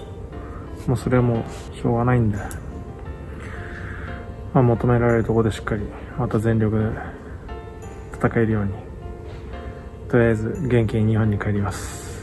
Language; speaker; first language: Japanese; native; Japanese